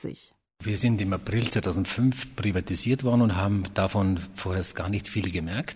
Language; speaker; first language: German; native; German